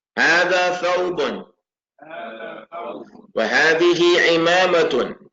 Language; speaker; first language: Arabic; non-native, fluent; English